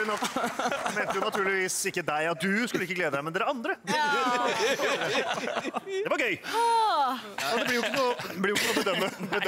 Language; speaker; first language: Norwegian; native; Norwegian